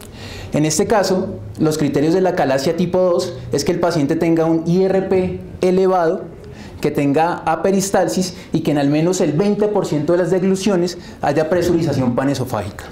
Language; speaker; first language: Spanish; native; Spanish